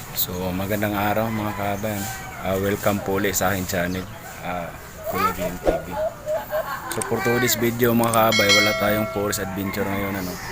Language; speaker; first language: Filipino; non-native, local second language; Cebuano